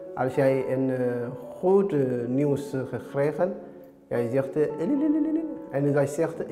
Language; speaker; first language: Dutch; non-native, learner; Tigrinya